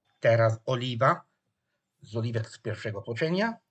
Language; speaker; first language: Polish; non-native, fluent; Italian